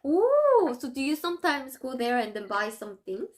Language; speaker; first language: English; non-native, fluent; Korean